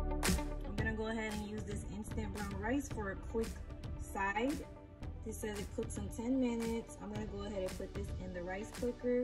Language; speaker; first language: English; native; English